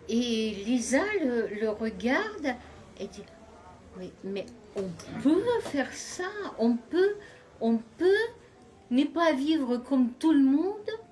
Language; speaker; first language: French; non-native, fluent; Russian